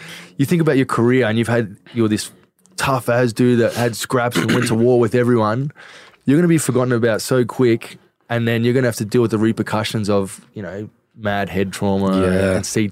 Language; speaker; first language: English; native; English